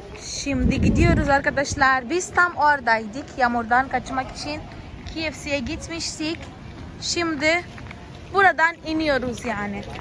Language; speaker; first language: Turkish; early bilingual, heritage; Turkish